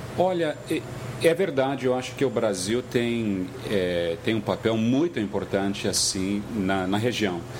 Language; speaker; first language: Portuguese; non-native, fluent; English